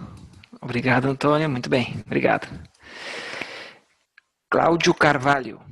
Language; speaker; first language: Portuguese; native; Portuguese